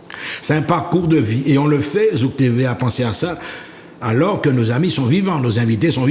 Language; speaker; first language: French; native; French